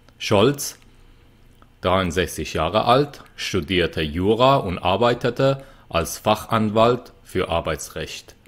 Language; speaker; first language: German; non-native, fluent; Persian